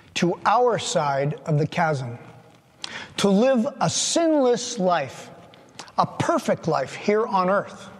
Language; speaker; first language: English; native; English